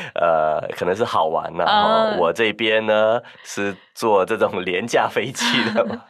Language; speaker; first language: Chinese; non-native, local second language; Min Nan Chinese